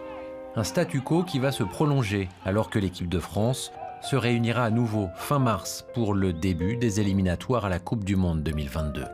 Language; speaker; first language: French; native; French